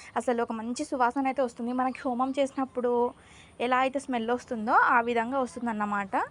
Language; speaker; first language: Telugu; non-native, local second language; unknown